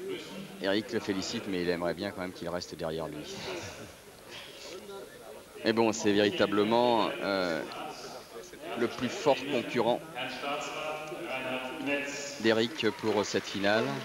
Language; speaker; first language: French; native; French